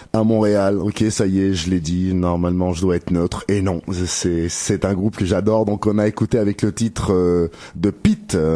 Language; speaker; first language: French; native; French